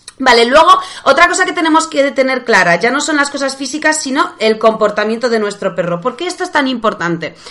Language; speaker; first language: Spanish; non-native, fluent; Polish